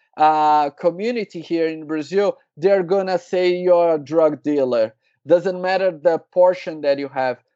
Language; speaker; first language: English; non-native, learner; Portuguese